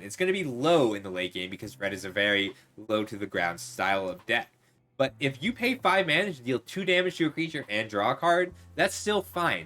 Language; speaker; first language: English; native; English